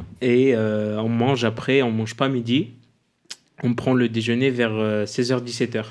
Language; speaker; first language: French; non-native, fluent; Arabic